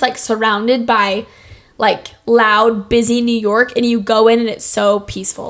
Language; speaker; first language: English; native; English